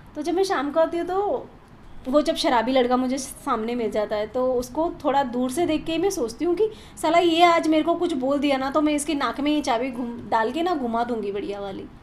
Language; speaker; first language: Hindi; native; Hindi